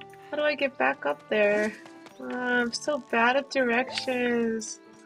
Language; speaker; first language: English; non-native, fluent; Korean